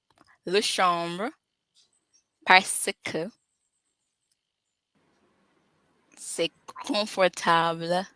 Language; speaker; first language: French; non-native, learner; English